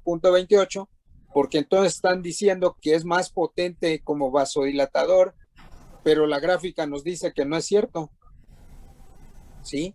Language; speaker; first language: Spanish; native; Spanish